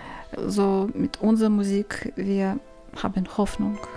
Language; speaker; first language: German; non-native, learner; Ukrainian